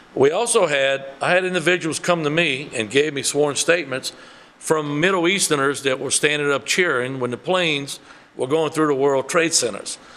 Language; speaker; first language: English; early bilingual, other home language; French